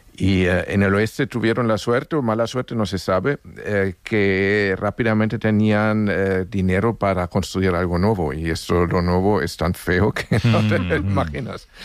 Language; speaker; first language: Spanish; non-native, fluent; German